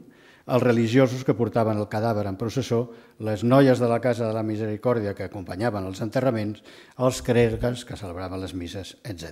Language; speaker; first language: Catalan; native; Catalan